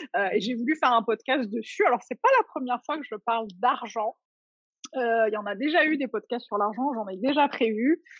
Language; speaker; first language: French; non-native, local second language; Arabic